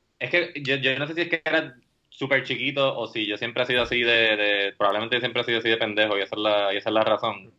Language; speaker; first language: Spanish; native; Spanish